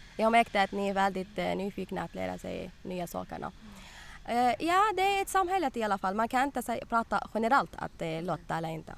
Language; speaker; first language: Swedish; non-native, learner; Arabic